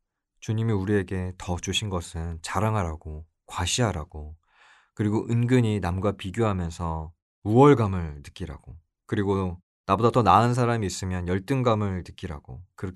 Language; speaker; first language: Korean; native; Korean